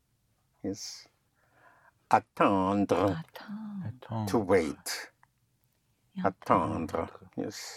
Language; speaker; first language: English; non-native, fluent; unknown